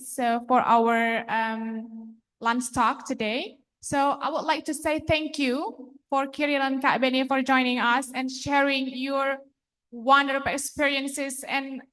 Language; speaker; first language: English; non-native, fluent; Indonesian